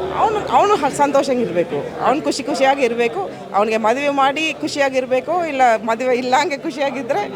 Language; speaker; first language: Kannada; non-native, fluent; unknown